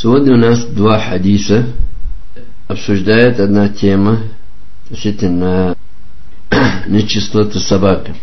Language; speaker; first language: Russian; non-native, local second language; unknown